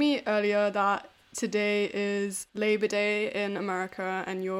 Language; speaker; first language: English; native; English